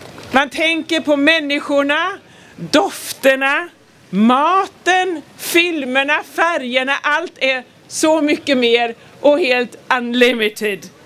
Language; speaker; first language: Swedish; native; Swedish